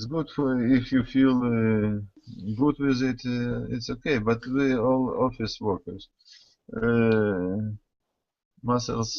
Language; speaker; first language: English; non-native, learner; Russian